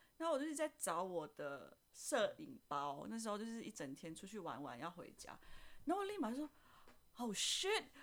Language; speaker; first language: Chinese; non-native, fluent; Indonesian